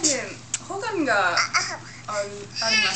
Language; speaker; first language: Japanese; non-native, learner; English